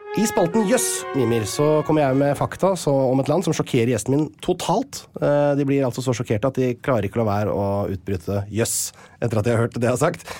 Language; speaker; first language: Norwegian; native; Norwegian